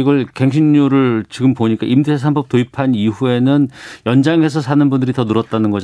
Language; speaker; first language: Korean; native; Korean